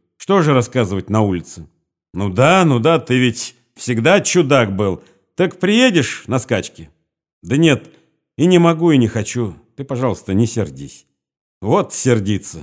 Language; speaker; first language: Russian; native; Russian